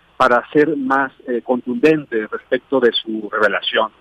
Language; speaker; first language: Spanish; native; Spanish